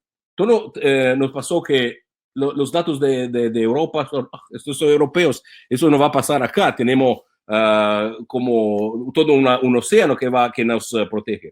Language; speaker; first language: Spanish; non-native, fluent; Italian